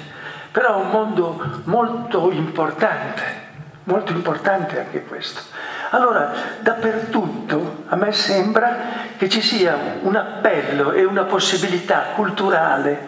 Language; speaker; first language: Italian; native; Italian